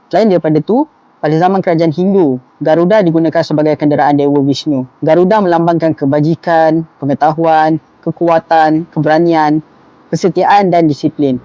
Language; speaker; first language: Malay; native; Malay